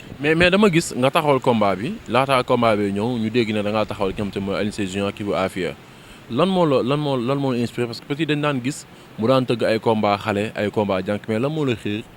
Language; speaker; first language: Wolof; native; Wolof